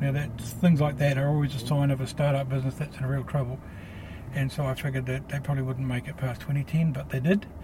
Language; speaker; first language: English; native; English